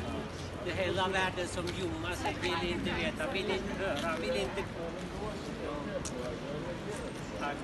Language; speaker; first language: Swedish; non-native, learner; Uyghur